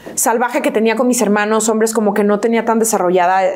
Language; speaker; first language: Spanish; native; Spanish